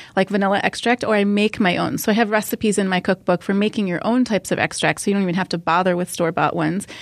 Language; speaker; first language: English; native; English